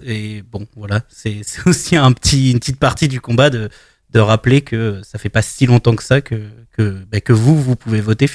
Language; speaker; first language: French; native; French